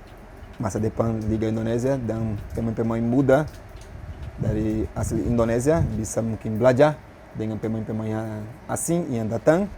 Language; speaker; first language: Indonesian; non-native, fluent; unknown